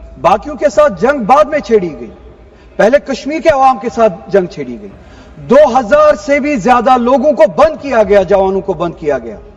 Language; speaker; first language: Urdu; non-native, local second language; Kashmiri